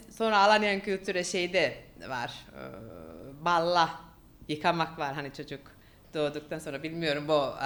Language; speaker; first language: Turkish; non-native, fluent; Finnish